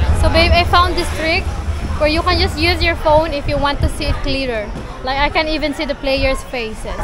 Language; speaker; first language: English; non-native, fluent; Dutch